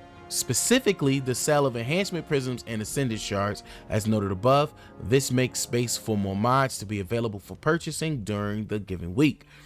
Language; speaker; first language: English; native; English